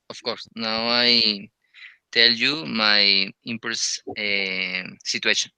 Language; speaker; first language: English; non-native, learner; Spanish